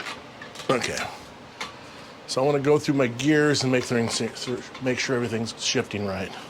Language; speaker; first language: English; native; English